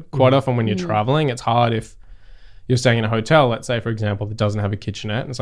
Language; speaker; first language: English; native; English